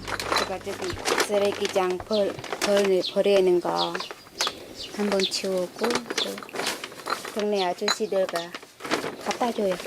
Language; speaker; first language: Korean; non-native, learner; Khmer